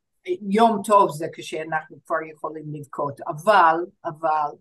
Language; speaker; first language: Hebrew; non-native, fluent; English